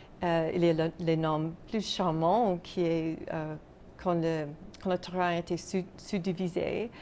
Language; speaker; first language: French; non-native, local second language; English